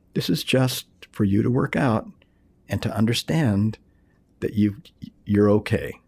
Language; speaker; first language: English; early bilingual, other home language; Spanish